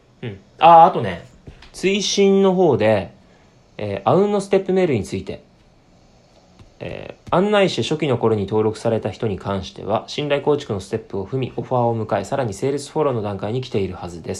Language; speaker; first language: Japanese; native; Japanese